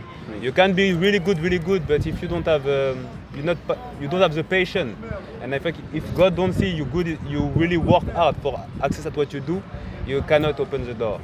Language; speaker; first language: English; non-native, learner; French